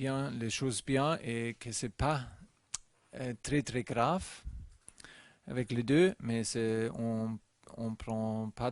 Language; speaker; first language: French; non-native, learner; German